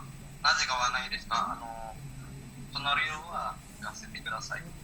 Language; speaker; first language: Japanese; non-native, learner; Indonesian